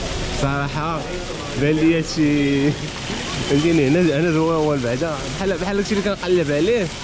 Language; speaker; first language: Arabic; native; Arabic